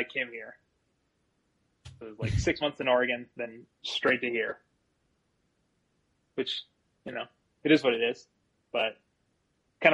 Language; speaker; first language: English; native; English